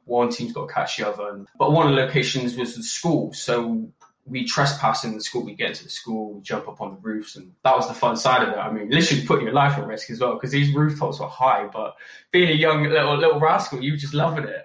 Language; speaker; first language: English; native; English